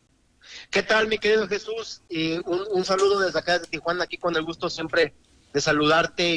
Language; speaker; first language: Spanish; native; Spanish